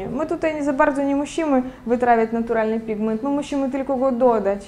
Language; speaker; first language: Polish; non-native, fluent; Ukrainian